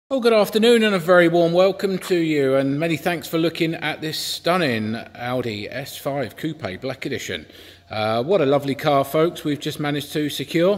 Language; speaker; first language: English; native; English